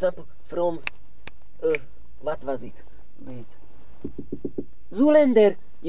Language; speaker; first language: English; non-native, learner; Slovak